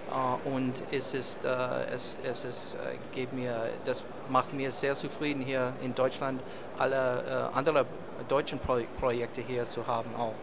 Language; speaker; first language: German; non-native, learner; English